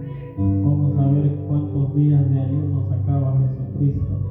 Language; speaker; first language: Spanish; native; Spanish